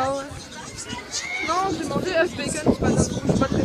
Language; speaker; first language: French; native; French